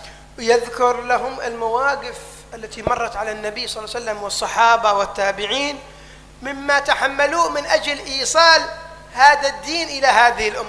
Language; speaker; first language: Arabic; native; Arabic